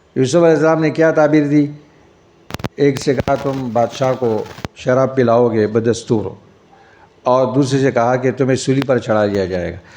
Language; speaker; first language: Urdu; non-native, local second language; Pashto